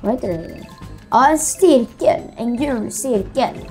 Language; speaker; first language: Swedish; early bilingual, other home language; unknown